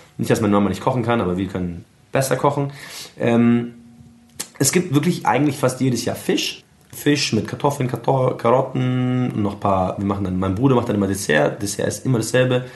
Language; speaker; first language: German; early bilingual, other home language; Arabic